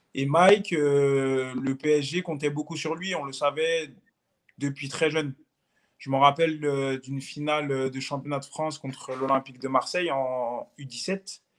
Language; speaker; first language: French; native; French